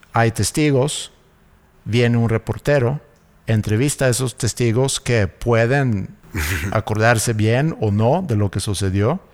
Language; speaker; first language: Spanish; native; Spanish